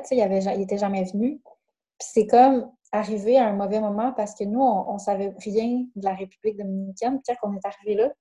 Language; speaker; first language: French; native; French